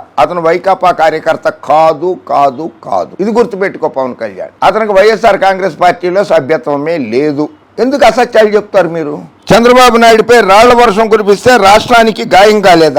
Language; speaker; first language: Telugu; native; Telugu